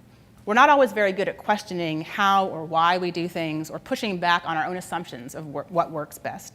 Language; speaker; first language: English; native; English